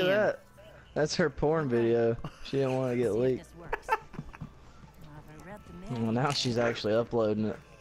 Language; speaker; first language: English; native; English